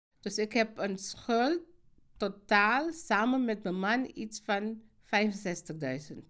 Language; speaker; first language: Dutch; non-native, fluent; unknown